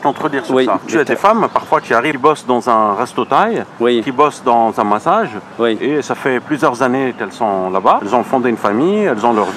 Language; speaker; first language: French; native; French